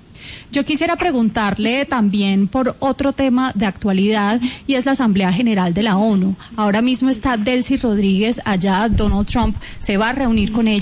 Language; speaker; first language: Spanish; native; Spanish